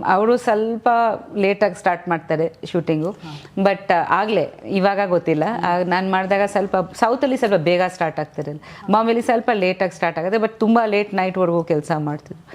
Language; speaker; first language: Kannada; non-native, fluent; Bangla